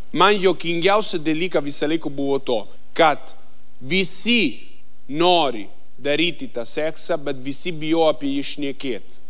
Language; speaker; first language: Lithuanian; non-native, fluent; Italian